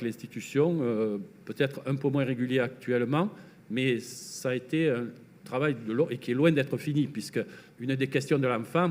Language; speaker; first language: French; native; French